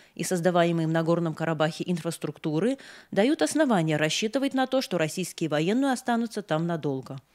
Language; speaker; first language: Russian; non-native, local second language; Armenian